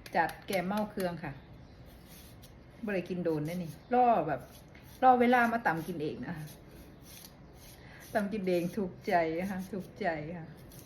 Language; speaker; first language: Thai; native; Thai